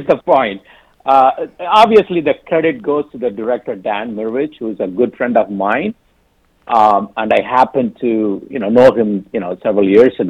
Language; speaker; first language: English; non-native, local second language; Tamil